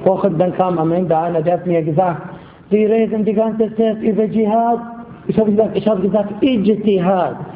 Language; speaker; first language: German; non-native, fluent; Arabic